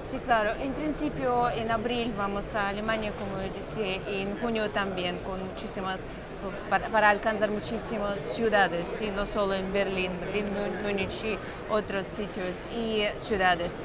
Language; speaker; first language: Spanish; non-native, fluent; Russian